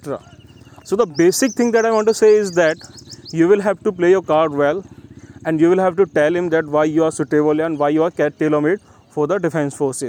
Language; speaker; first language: English; non-native, local second language; Hindi